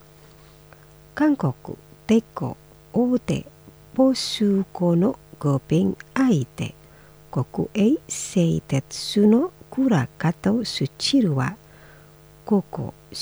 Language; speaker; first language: Japanese; non-native, fluent; Indonesian